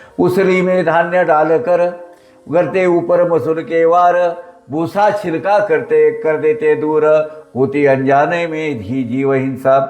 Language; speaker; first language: Hindi; non-native, local second language; Marathi